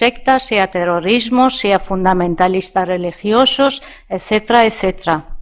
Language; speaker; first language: Spanish; non-native, fluent; Persian